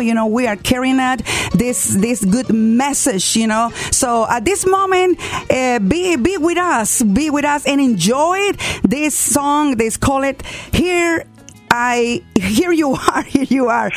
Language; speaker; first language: English; non-native, learner; Spanish